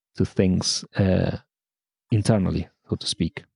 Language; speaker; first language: English; non-native, fluent; Spanish